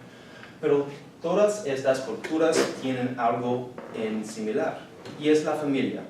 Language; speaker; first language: Spanish; non-native, learner; English